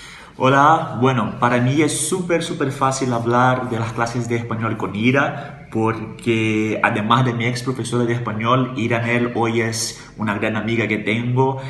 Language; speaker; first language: Spanish; non-native, fluent; Portuguese